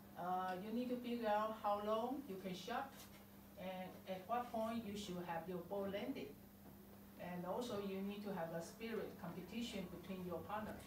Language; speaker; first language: English; non-native, fluent; Chinese